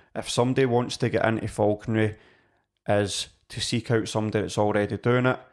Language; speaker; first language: English; native; English